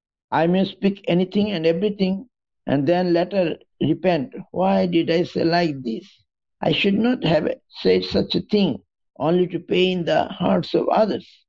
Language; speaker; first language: English; non-native, local second language; Bangla